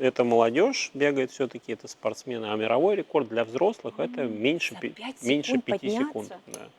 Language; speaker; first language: Russian; native; Russian